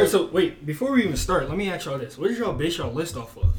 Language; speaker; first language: English; native; English